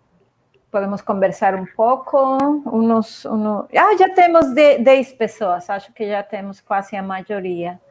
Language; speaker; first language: Portuguese; non-native, fluent; Spanish